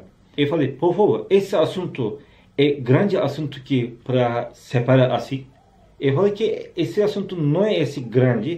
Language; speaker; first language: Portuguese; non-native, learner; Turkish